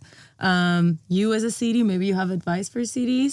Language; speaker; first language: English; non-native, fluent; Spanish